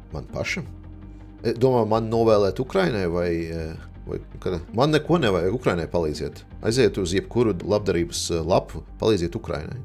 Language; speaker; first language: Latvian; non-native, local second language; Russian